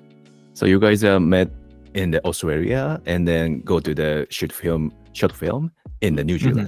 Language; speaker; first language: English; non-native, learner; Japanese